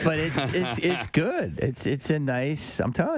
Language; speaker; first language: English; native; English